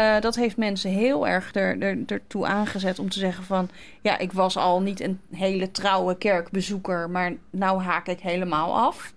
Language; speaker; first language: Dutch; native; Dutch